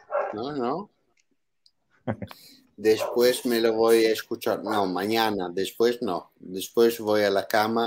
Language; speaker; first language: Spanish; non-native, learner; Italian